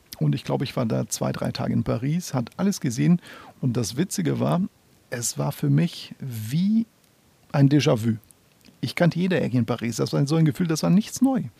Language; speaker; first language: German; non-native, fluent; Portuguese